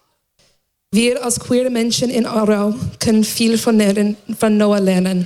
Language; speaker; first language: German; non-native, fluent; English